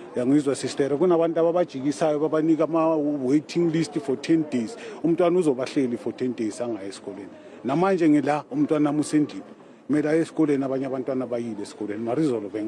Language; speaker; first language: Zulu; native; Zulu